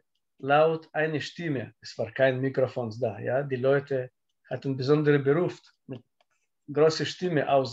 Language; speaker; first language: German; non-native, learner; Russian